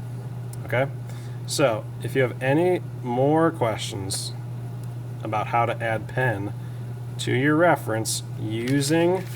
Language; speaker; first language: English; native; English